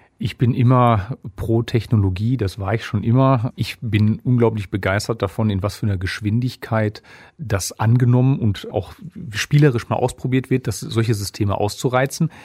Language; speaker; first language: German; native; German